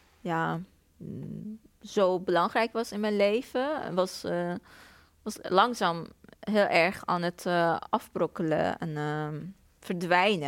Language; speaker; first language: Dutch; non-native, fluent; Persian